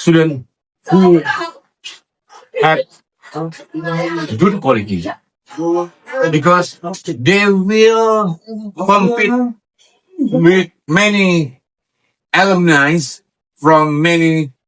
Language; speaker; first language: English; non-native, learner; Indonesian